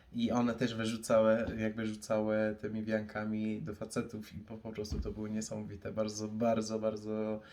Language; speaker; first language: Polish; non-native, fluent; Persian